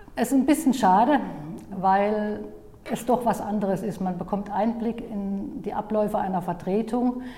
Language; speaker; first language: German; native; German